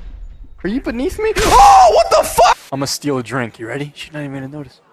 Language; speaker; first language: English; native; English